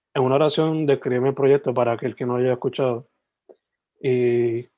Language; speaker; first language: Spanish; native; Spanish